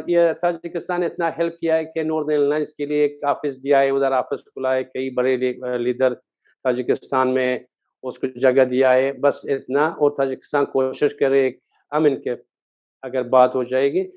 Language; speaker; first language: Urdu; non-native, fluent; Persian